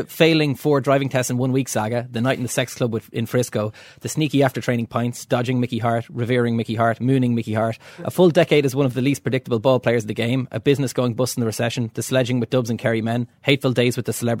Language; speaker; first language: English; native; English